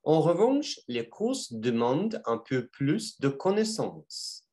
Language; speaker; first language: French; non-native, fluent; Russian